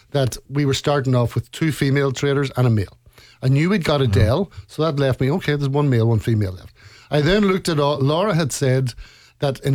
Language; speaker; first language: English; native; English